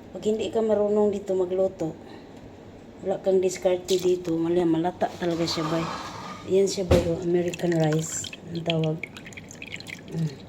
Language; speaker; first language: Filipino; non-native, local second language; Cebuano